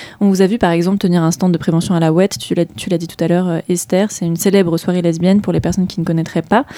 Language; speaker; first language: French; native; French